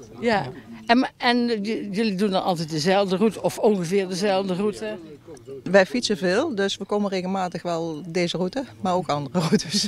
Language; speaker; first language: Dutch; native; Dutch